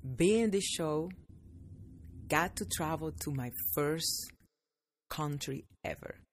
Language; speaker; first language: English; non-native, fluent; Spanish